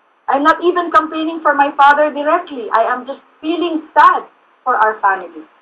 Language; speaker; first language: English; non-native, local second language; Filipino